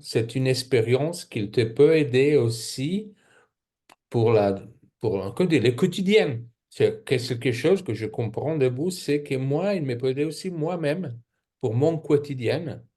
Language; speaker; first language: French; non-native, fluent; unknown